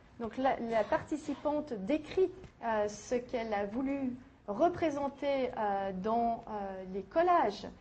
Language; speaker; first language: French; native; French